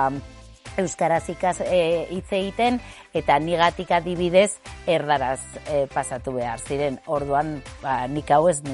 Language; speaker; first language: Basque; non-native, learner; Spanish